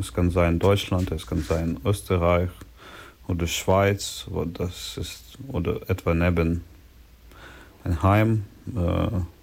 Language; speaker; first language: German; non-native, learner; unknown